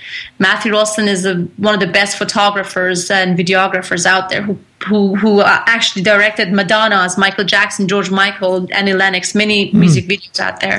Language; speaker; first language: English; non-native, fluent; Persian